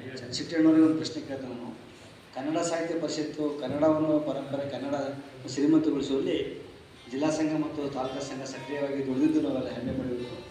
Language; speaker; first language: Kannada; native; Kannada